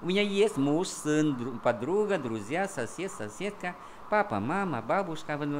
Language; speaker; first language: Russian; non-native, fluent; Vietnamese